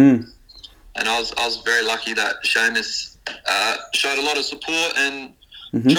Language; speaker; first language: English; native; English